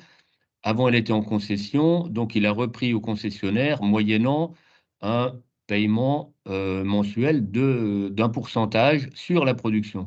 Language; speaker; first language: French; native; French